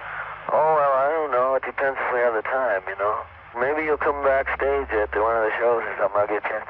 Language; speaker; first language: English; native; English